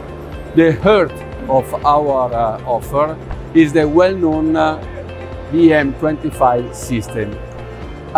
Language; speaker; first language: English; non-native, fluent; Italian